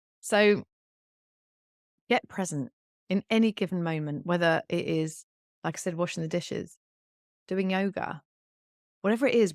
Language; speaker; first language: English; native; English